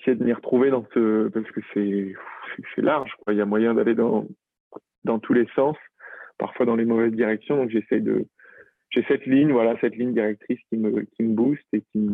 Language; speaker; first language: French; native; French